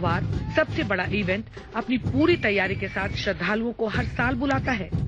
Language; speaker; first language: Hindi; native; Hindi